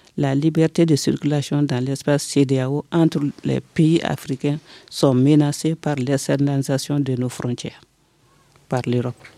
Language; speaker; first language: French; non-native, local second language; Bambara